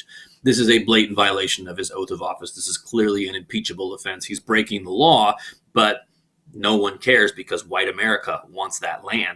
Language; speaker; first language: English; native; English